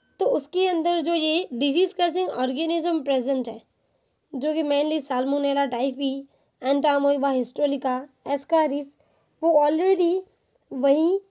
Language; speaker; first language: Hindi; non-native, local second language; Gujarati